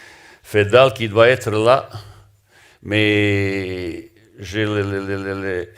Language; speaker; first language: French; non-native, learner; Bosnian